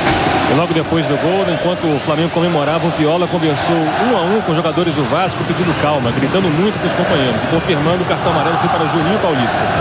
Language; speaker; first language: Portuguese; native; Portuguese